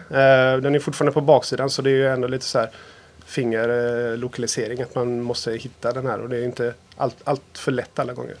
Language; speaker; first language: Swedish; native; Swedish